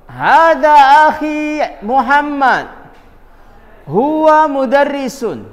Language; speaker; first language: Arabic; non-native, fluent; Indonesian